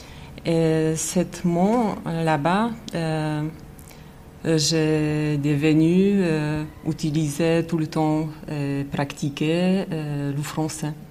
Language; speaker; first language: French; non-native, learner; Polish